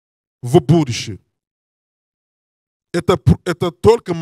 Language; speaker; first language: Russian; non-native, learner; English